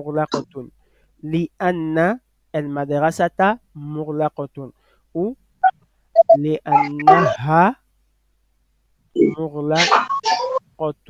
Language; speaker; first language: Arabic; non-native, fluent; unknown